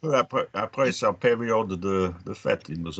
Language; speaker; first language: French; non-native, fluent; English